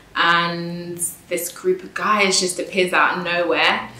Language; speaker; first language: English; native; English